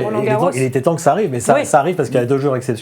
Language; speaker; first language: French; native; French